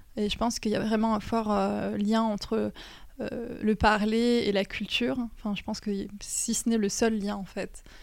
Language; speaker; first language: French; native; French